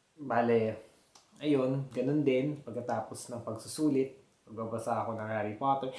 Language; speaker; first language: Filipino; native; Filipino